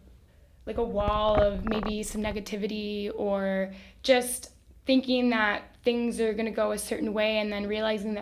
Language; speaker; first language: English; early bilingual, other home language; Spanish